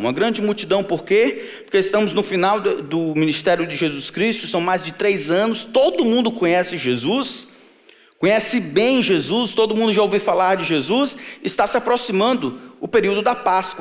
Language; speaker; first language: Portuguese; native; Portuguese